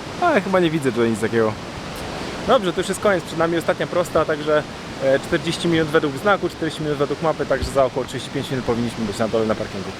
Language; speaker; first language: Polish; native; Polish